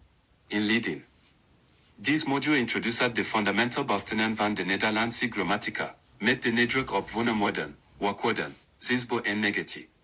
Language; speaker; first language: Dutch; non-native, learner; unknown